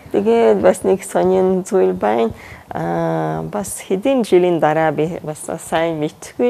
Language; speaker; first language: Mongolian; non-native, fluent; Hungarian